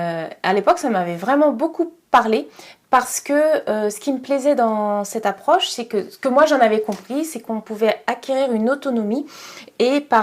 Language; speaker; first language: French; native; French